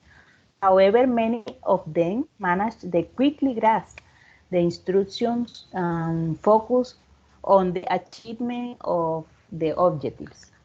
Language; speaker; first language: English; non-native, learner; Spanish